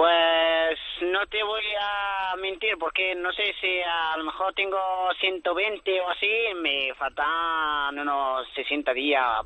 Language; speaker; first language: Spanish; early bilingual, other home language; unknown